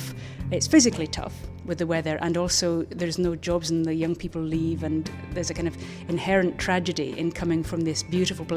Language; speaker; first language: English; native; English